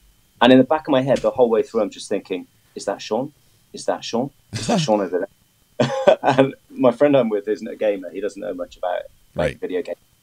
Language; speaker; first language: English; native; English